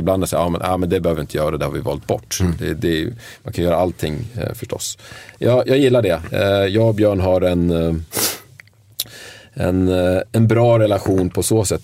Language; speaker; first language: Swedish; native; Swedish